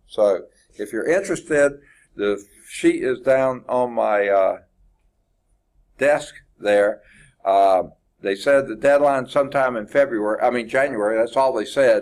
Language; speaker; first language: English; native; English